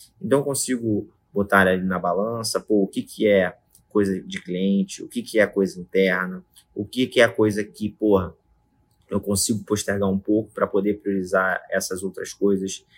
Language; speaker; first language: Portuguese; native; Portuguese